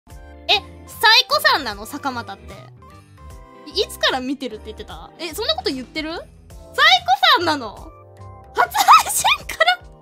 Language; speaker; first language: Japanese; native; Japanese